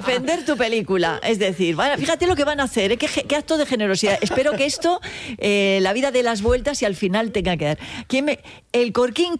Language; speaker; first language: Spanish; native; Spanish